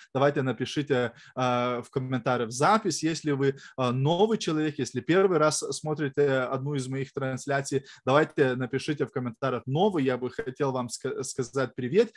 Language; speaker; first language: Russian; non-native, fluent; Lithuanian